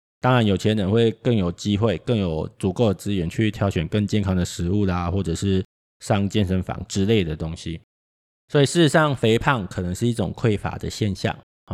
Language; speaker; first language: Chinese; native; Chinese